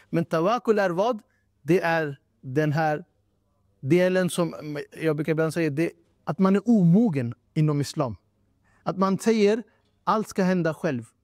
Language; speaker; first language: Swedish; non-native, fluent; Urdu